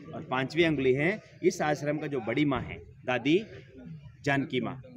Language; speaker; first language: Hindi; non-native, local second language; Kannada